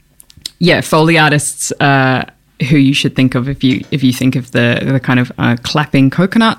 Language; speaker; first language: English; native; English